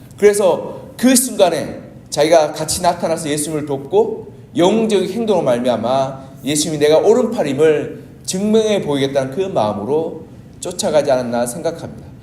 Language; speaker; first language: Korean; native; Korean